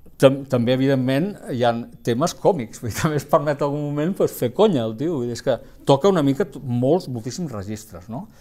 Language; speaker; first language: Catalan; non-native, local second language; Spanish